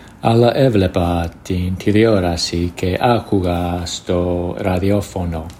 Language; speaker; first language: Greek; non-native, learner; English